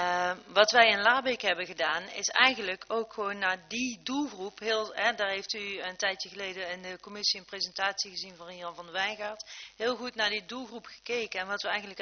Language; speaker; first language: Dutch; native; Dutch